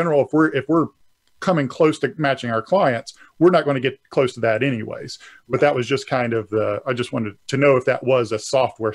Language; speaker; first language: English; native; English